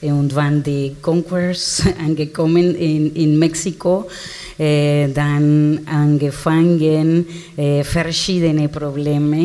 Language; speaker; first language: German; non-native, learner; Spanish